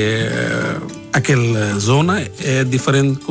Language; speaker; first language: Portuguese; non-native, learner; Bangla